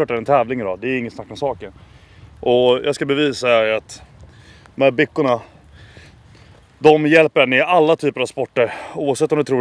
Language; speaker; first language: Swedish; native; Swedish